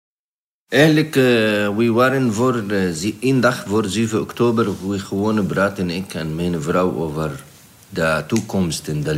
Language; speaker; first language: Dutch; non-native, learner; Arabic